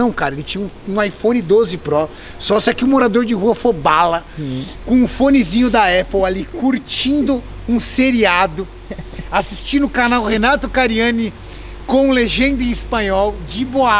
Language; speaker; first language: Portuguese; native; Portuguese